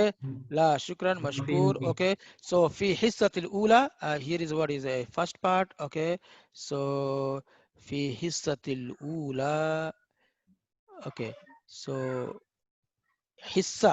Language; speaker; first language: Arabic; non-native, fluent; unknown